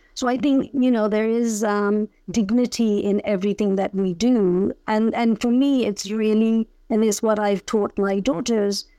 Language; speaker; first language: English; early bilingual, other home language; Punjabi